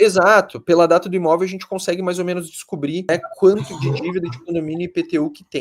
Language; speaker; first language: Portuguese; native; Portuguese